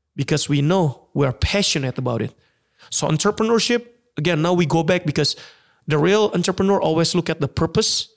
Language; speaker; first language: English; non-native, fluent; Indonesian